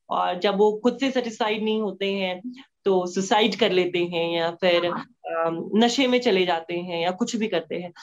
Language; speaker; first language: Hindi; native; Hindi